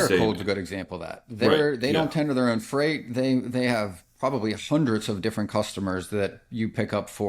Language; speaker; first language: English; native; English